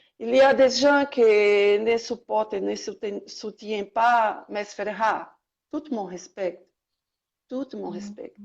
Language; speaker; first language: French; non-native, learner; Portuguese